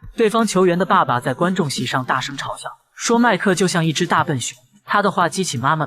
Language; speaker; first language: Chinese; native; Chinese